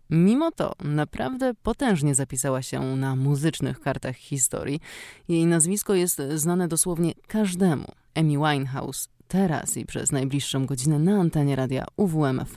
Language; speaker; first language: Polish; native; Polish